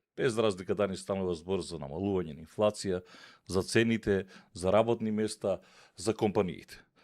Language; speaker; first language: Macedonian; native; Macedonian